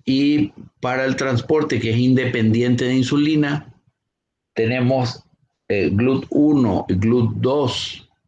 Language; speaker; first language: Spanish; native; Spanish